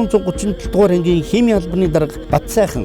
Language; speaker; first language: Mongolian; native; Mongolian